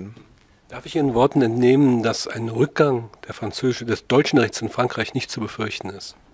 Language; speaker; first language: German; native; German